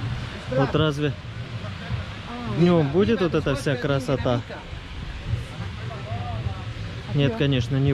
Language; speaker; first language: Russian; native; Russian